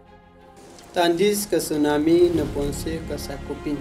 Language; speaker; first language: French; non-native, learner; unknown